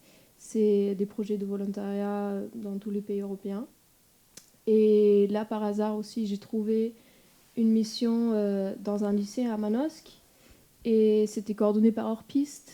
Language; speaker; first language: French; non-native, fluent; German